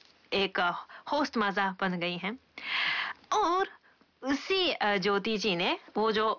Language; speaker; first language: Hindi; non-native, fluent; Japanese